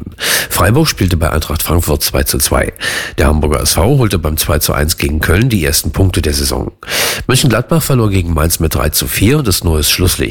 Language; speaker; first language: German; native; German